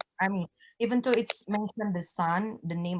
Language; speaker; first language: English; non-native, fluent; Indonesian